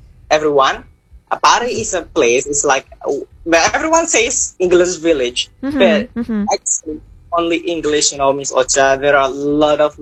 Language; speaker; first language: English; non-native, fluent; Indonesian